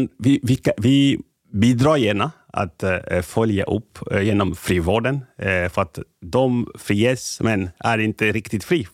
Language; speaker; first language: Swedish; non-native, fluent; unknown